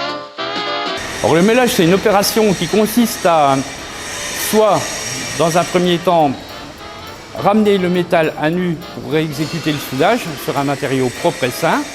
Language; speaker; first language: French; native; French